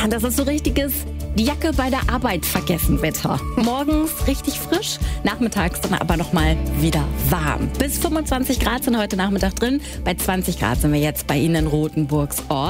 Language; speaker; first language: German; native; German